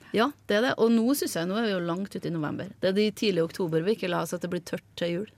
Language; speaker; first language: Norwegian; native; Norwegian